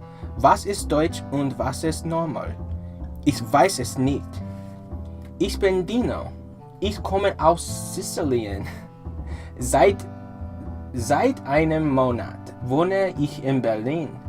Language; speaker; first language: German; non-native, learner; English